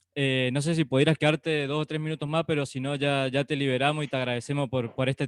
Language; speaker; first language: Spanish; native; Spanish